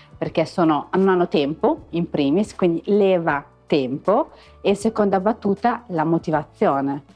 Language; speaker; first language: Italian; early bilingual, other home language; Arabic